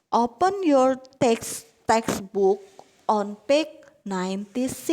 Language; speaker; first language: English; non-native, learner; Indonesian